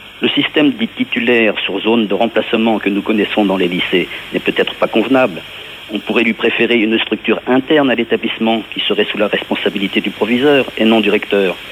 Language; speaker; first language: French; native; French